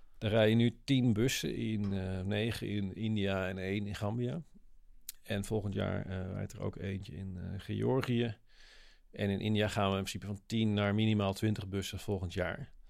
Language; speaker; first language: Dutch; native; Dutch